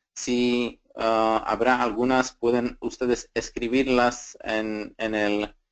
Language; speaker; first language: Spanish; non-native, fluent; Slovak